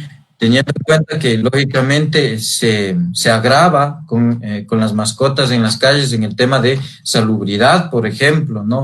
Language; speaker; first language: Spanish; native; Spanish